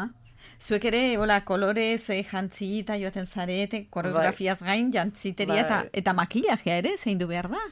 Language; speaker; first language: Basque; native; Basque